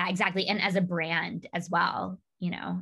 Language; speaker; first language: English; native; English